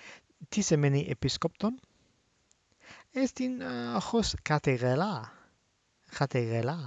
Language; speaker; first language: Greek; non-native, fluent; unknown